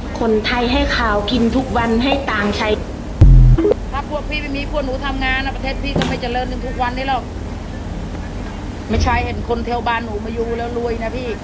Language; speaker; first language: Thai; non-native, fluent; Khmer